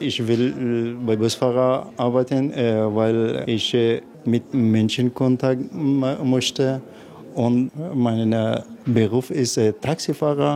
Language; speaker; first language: German; non-native, learner; Arabic